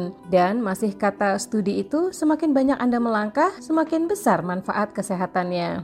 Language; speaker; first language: Indonesian; native; Indonesian